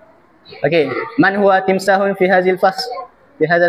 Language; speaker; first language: Arabic; non-native, learner; Malay